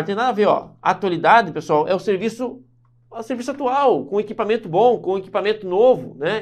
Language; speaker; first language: Portuguese; native; Portuguese